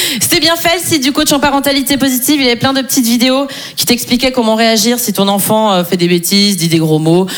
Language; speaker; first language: French; native; French